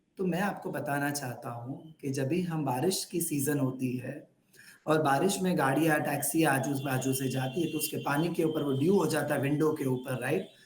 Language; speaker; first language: Hindi; non-native, local second language; Gujarati